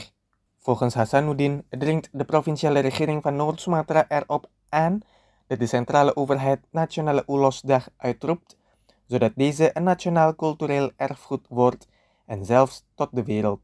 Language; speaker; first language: Dutch; non-native, fluent; Indonesian